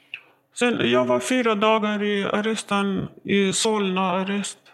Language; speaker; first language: Swedish; non-native, learner; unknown